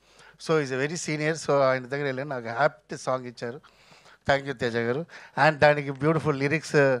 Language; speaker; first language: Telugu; non-native, fluent; Tamil